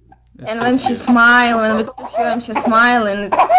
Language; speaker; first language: English; non-native, learner; Ukrainian